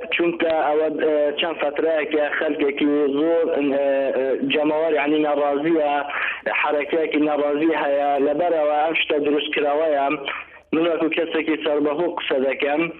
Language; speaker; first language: Central Kurdish; non-native, local second language; Kurdish